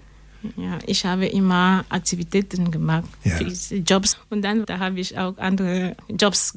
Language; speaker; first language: German; non-native, learner; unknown